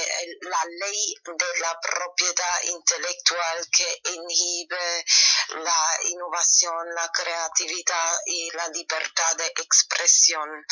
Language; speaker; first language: Spanish; non-native, fluent; German